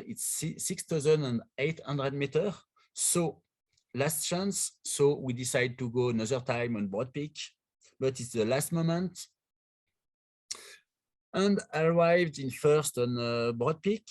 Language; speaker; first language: English; non-native, learner; French